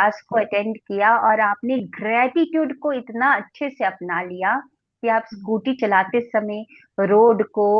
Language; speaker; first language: Hindi; native; Hindi